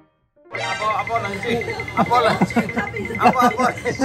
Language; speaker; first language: Chinese; native; Chinese